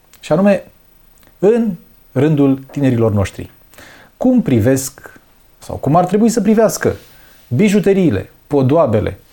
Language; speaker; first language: Romanian; native; Romanian